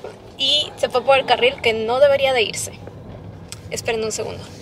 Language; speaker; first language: Spanish; native; Spanish